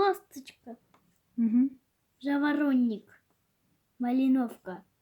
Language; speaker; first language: Russian; native; Russian